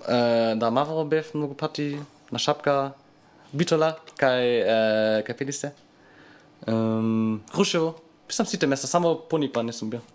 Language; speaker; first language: Macedonian; non-native, learner; German